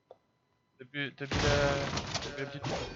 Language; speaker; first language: French; native; French